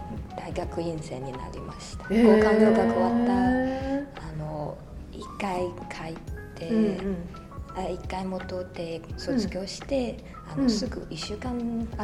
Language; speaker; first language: Japanese; non-native, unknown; Chinese